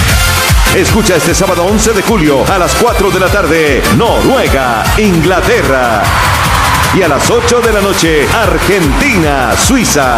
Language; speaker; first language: Spanish; native; Spanish